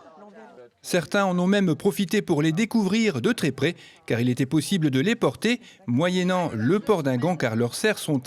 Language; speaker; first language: French; native; French